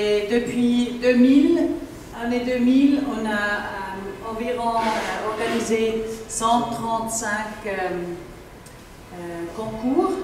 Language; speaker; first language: French; non-native, learner; German